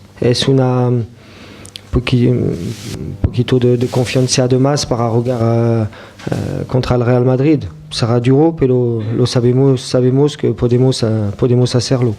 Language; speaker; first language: Spanish; non-native, fluent; French